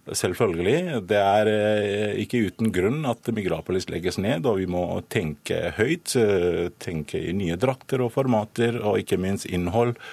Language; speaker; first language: Norwegian; non-native, fluent; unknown